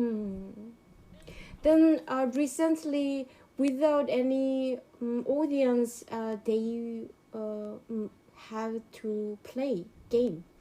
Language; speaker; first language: English; non-native, learner; Korean